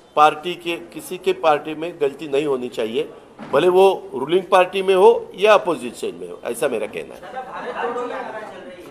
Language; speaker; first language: Hindi; non-native, local second language; Marathi